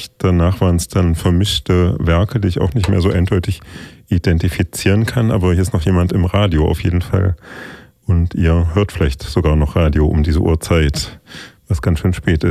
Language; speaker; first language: German; native; German